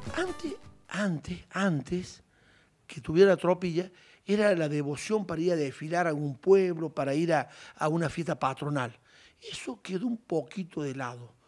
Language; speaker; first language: Spanish; native; Spanish